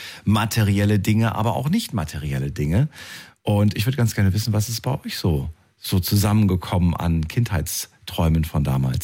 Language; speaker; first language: German; native; German